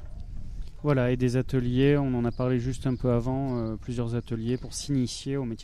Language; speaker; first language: French; native; French